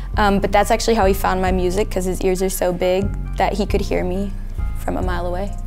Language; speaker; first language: English; native; English